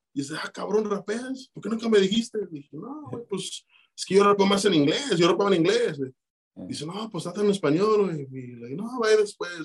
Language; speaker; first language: Spanish; early bilingual, heritage; Spanish